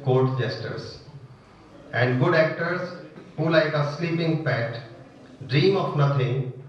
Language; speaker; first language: English; non-native, local second language; Hindi